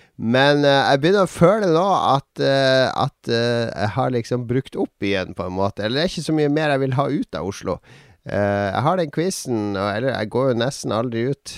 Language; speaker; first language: Norwegian; native; Norwegian